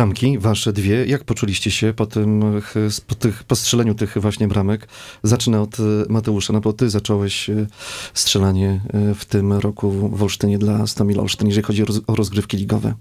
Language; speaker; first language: Polish; native; Polish